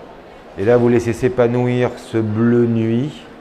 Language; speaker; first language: French; native; French